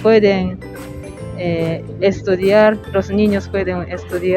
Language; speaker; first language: Spanish; non-native, learner; Japanese